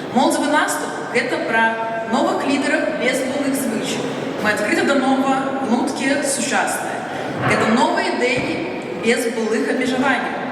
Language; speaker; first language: Belarusian; non-native, local second language; Russian